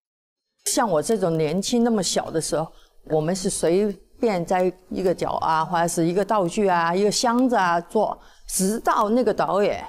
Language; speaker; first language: Chinese; non-native, local second language; Cantonese